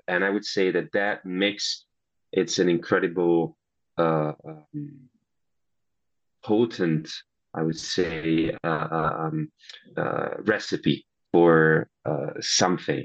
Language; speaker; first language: English; non-native, fluent; Italian